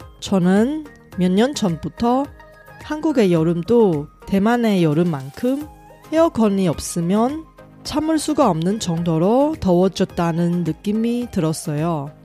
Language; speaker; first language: Korean; non-native, fluent; Chinese